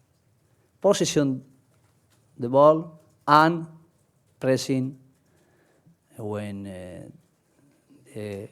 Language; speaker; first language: English; non-native, learner; Spanish